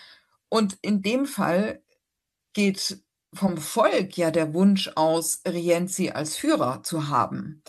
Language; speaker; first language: German; native; German